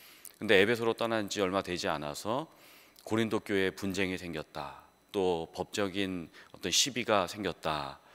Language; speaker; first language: Korean; native; Korean